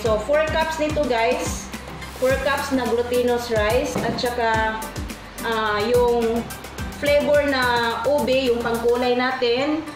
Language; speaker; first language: Filipino; non-native, local second language; Cebuano